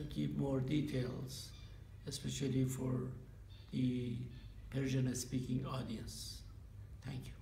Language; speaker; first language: English; non-native, fluent; Persian